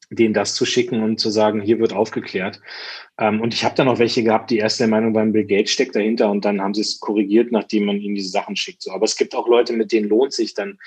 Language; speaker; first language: German; native; German